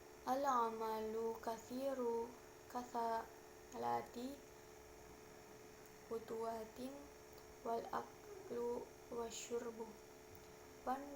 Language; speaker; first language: Arabic; non-native, learner; Indonesian